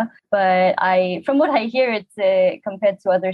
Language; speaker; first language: English; non-native, fluent; French